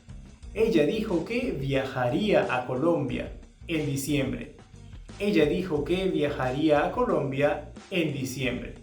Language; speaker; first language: Spanish; non-native, fluent; English